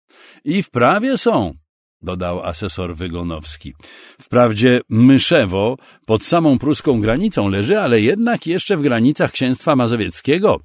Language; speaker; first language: Polish; native; Polish